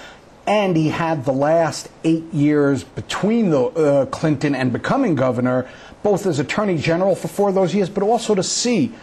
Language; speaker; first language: English; native; English